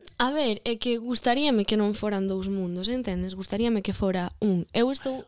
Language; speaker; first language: Galician; native; Galician